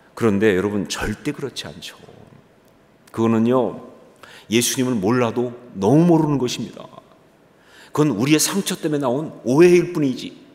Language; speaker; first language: Korean; native; Korean